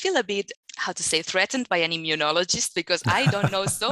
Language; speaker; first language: English; non-native, fluent; Spanish